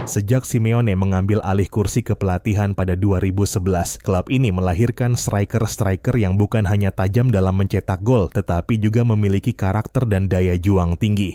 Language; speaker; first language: Indonesian; native; Indonesian